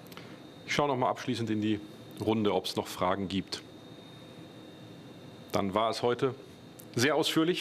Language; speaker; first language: German; native; German